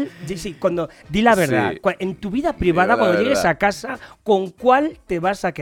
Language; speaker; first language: Spanish; native; Spanish